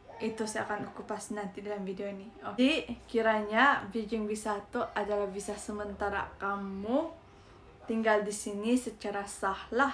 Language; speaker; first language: Malay; native; Malay